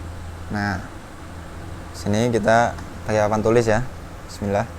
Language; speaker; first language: Indonesian; native; Indonesian